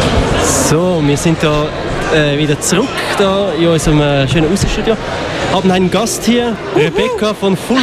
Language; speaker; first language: German; native; German